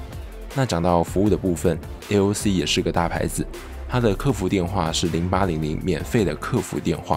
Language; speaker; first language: Chinese; native; Chinese